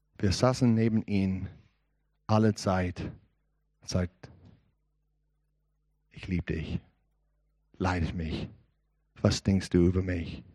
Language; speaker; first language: German; non-native, learner; English